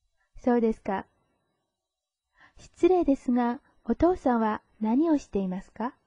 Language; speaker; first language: Japanese; non-native, fluent; Chinese